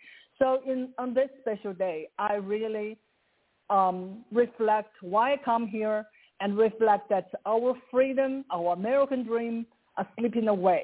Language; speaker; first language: English; non-native, fluent; Chinese